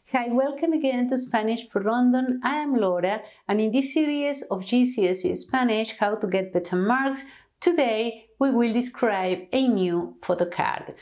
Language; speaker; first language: English; non-native, fluent; Spanish